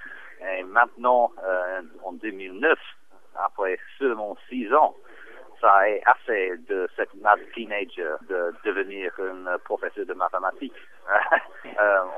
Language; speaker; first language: French; non-native, fluent; English